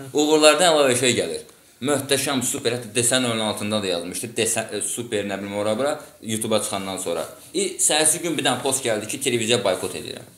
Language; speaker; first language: Azerbaijani; non-native, local second language; Russian